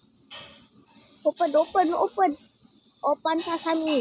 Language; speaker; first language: English; non-native, local second language; Malay